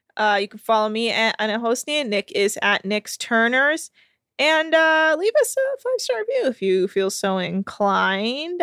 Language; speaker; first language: English; native; English